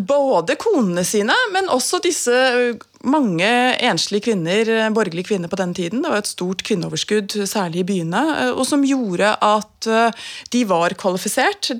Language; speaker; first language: Norwegian; native; Norwegian